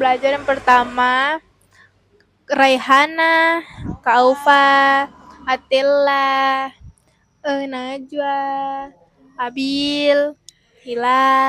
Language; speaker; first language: Indonesian; non-native, local second language; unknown